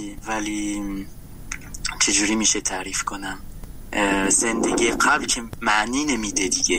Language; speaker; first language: Persian; non-native, learner; French